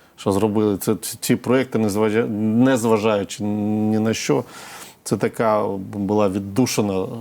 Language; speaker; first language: Ukrainian; non-native, local second language; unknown